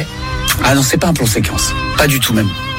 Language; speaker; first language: French; native; French